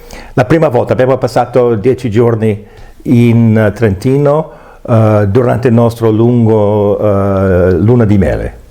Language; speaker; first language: Italian; non-native, fluent; English